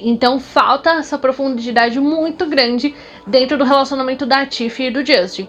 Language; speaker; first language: Portuguese; native; Portuguese